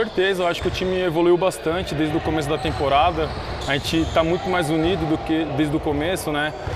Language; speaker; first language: Portuguese; native; Portuguese